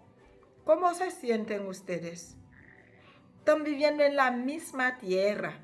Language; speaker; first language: Spanish; non-native, fluent; Haitian Creole